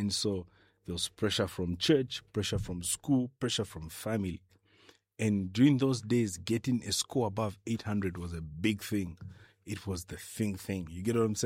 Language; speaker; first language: English; non-native, local second language; Bemba